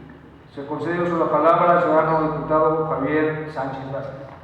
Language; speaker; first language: Spanish; native; Spanish